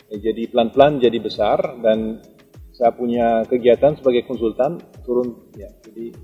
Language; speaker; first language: Indonesian; non-native, fluent; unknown